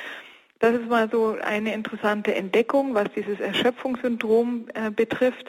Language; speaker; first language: German; native; German